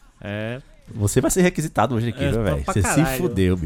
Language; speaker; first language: Portuguese; native; Portuguese